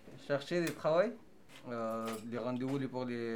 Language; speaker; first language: French; non-native, learner; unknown